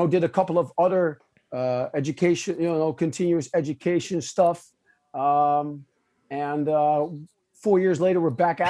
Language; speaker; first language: English; non-native, fluent; Dutch